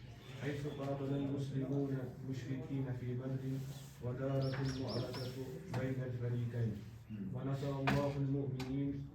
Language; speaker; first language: Arabic; non-native, learner; Urdu